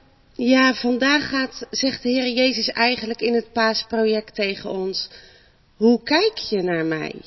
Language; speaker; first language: Dutch; native; Dutch